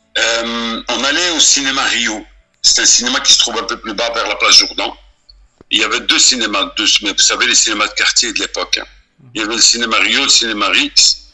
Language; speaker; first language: French; early bilingual, other home language; Arabic